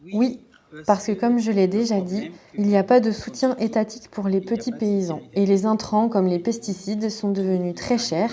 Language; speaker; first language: French; non-native, fluent; Arabic